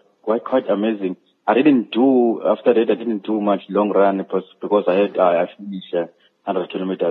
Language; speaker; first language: English; non-native, local second language; Zulu